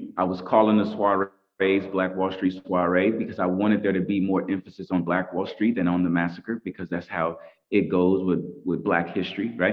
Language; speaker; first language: English; native; English